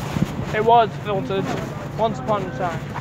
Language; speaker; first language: English; native; English